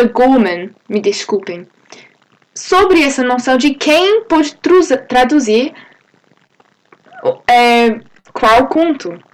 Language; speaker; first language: Portuguese; non-native, fluent; English